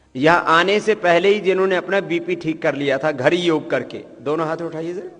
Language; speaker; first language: Hindi; native; Hindi